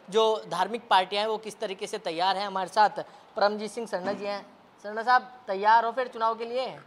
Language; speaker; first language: Hindi; native; Hindi